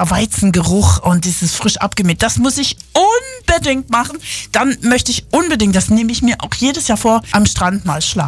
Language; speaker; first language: German; native; German